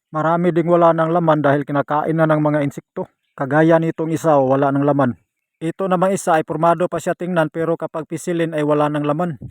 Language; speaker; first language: Filipino; non-native, local second language; Cebuano